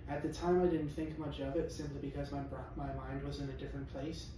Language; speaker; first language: English; native; English